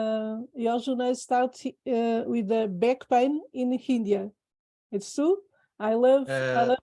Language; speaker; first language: English; non-native, fluent; Portuguese